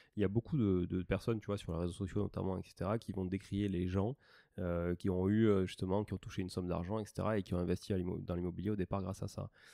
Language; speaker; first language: French; native; French